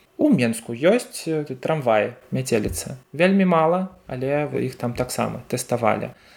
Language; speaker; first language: Belarusian; non-native, local second language; Russian